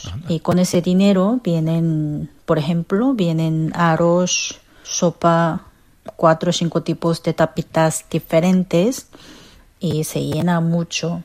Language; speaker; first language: Spanish; non-native, fluent; Korean